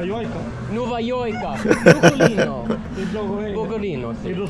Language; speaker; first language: Italian; non-native, learner; English